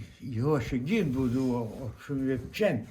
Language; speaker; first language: Ukrainian; native; Ukrainian